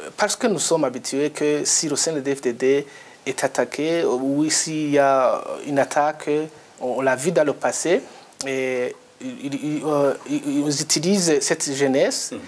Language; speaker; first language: French; non-native, local second language; Rundi